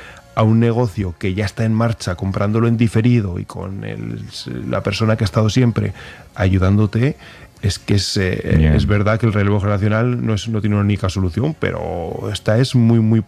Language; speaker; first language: Spanish; native; Spanish